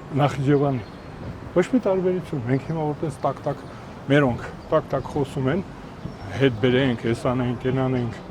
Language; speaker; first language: Armenian; native; Armenian